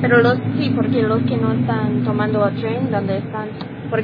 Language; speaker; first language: Spanish; non-native, learner; English